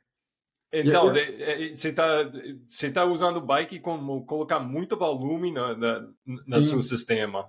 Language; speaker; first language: Portuguese; non-native, fluent; English